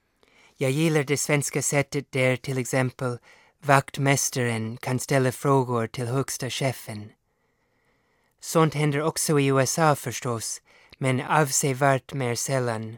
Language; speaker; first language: Swedish; non-native, fluent; English